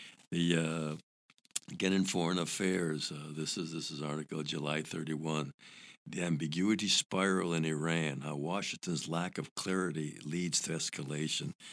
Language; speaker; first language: English; early bilingual, other home language; Spanish